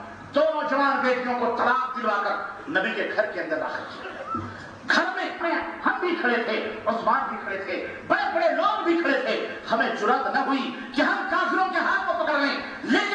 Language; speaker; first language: Urdu; native; Urdu